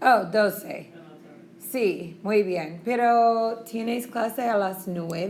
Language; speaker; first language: Spanish; non-native, fluent; English